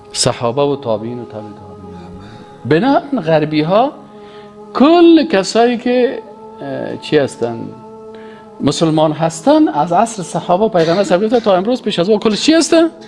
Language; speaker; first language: Persian; native; Persian